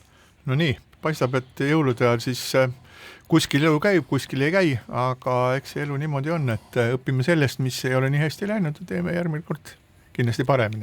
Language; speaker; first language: Estonian; native; Estonian